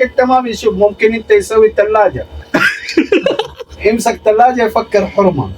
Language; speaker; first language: Arabic; non-native, learner; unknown